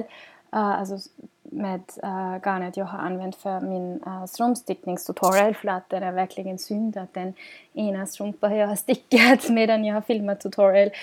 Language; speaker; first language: Swedish; non-native, fluent; German